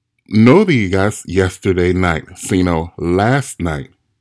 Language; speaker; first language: English; native; English